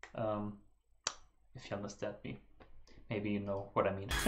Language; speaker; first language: English; non-native, fluent; German